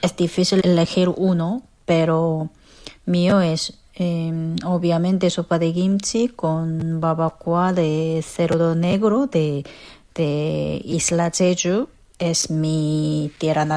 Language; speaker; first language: Spanish; non-native, fluent; Korean